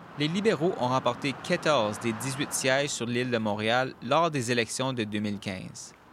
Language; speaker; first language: French; native; French